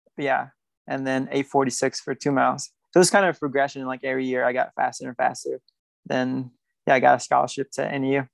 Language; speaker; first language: English; native; English